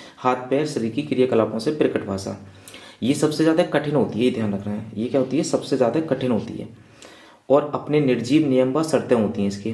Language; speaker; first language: Hindi; native; Hindi